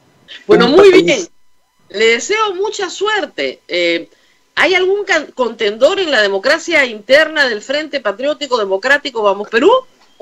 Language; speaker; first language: Spanish; native; Spanish